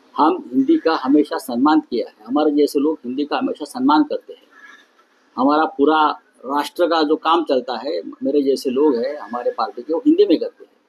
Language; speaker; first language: Hindi; non-native, local second language; Marathi